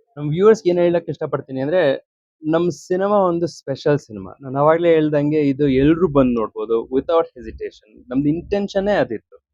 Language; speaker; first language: Kannada; early bilingual, heritage; Kannada